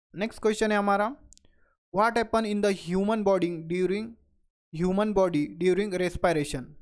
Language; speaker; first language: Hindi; non-native, local second language; Marathi